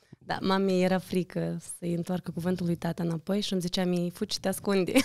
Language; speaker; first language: Romanian; native; Romanian